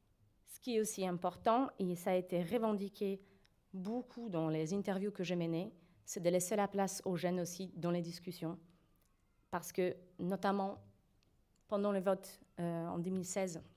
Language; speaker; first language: French; non-native, fluent; Polish